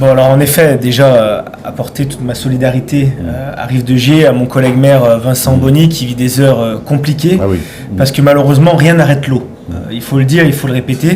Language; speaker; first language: French; native; French